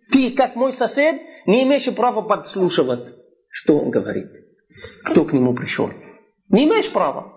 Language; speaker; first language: Russian; non-native, fluent; Arabic